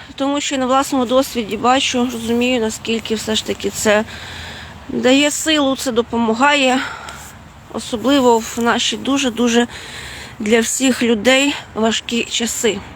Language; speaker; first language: Ukrainian; non-native, fluent; Lithuanian